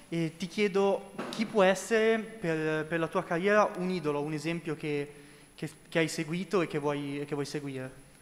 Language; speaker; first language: Italian; native; Italian